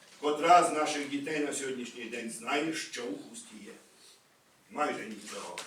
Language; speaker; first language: Ukrainian; native; Ukrainian